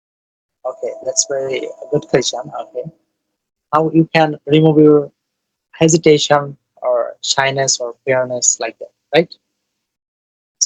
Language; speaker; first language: English; non-native, learner; Bangla